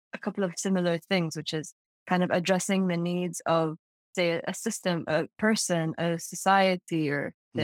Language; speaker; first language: English; non-native, fluent; Arabic